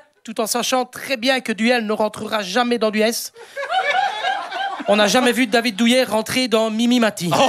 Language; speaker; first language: French; native; French